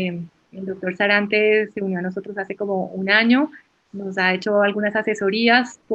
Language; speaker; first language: Spanish; native; Spanish